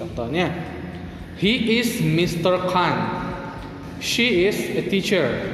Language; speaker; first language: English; non-native, fluent; Indonesian